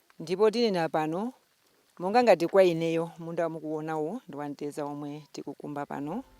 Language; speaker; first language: Nyanja; native; Nyanja